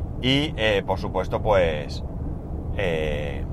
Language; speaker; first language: Spanish; native; Spanish